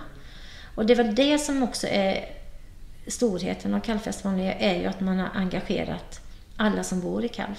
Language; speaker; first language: Swedish; native; Swedish